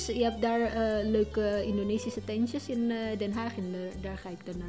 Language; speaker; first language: Dutch; non-native, fluent; Indonesian